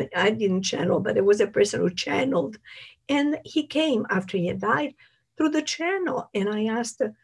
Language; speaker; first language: English; non-native, fluent; Italian